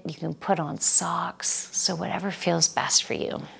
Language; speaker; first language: English; native; English